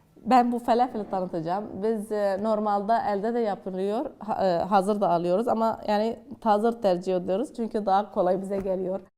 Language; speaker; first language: Turkish; non-native, fluent; Arabic